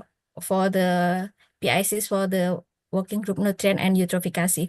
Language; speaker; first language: English; non-native, fluent; Indonesian